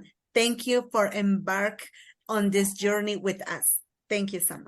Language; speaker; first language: English; non-native, learner; Kaqchikel